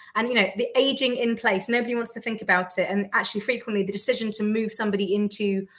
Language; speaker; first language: English; native; English